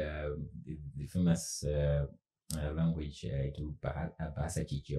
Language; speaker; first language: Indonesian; non-native, learner; Nyanja